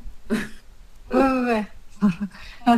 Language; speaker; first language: French; non-native, learner; Italian